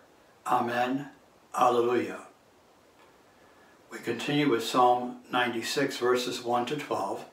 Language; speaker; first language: English; native; English